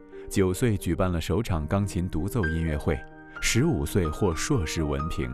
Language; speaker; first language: Chinese; native; Chinese